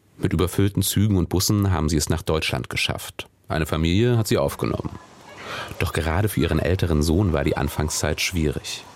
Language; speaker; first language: German; native; German